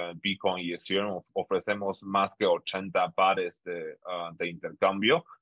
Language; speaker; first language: Spanish; non-native, fluent; Chinese